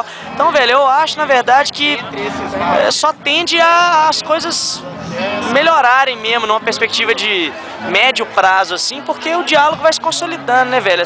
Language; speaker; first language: Portuguese; native; Portuguese